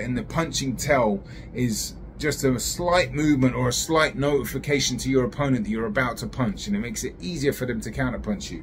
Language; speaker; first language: English; native; English